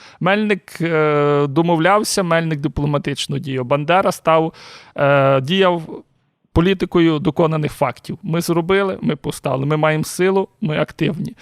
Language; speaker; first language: Ukrainian; native; Ukrainian